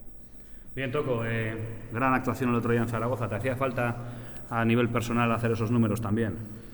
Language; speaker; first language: Spanish; native; Spanish